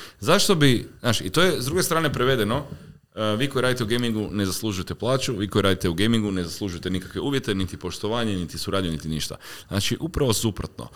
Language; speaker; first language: Croatian; native; Croatian